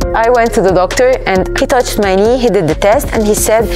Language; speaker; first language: English; non-native, fluent; Arabic